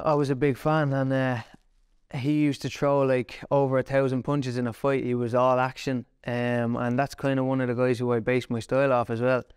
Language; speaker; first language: English; native; English